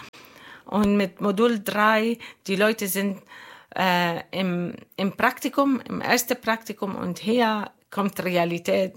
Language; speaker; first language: German; non-native, learner; Arabic